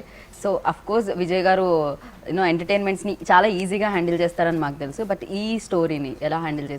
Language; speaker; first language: Telugu; native; Telugu